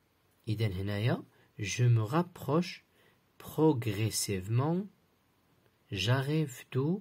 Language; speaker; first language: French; non-native, local second language; Arabic